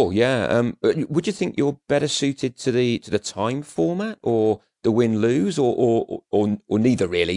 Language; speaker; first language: English; native; English